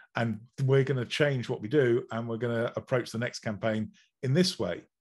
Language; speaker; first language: English; native; English